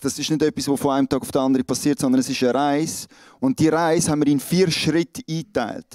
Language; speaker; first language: German; native; German